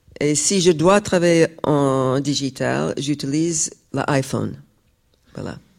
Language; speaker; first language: French; non-native, fluent; English